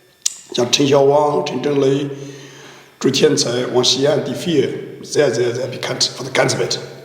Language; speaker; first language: German; non-native, learner; Chinese